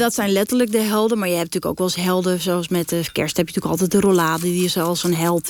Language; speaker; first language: Dutch; native; Dutch